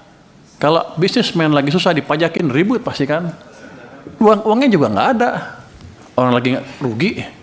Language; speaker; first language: Indonesian; native; Indonesian